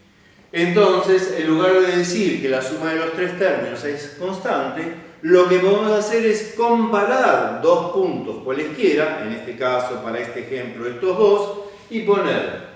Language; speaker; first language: Spanish; native; Spanish